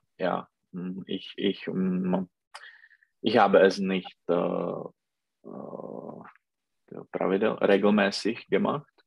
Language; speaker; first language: German; non-native, learner; Czech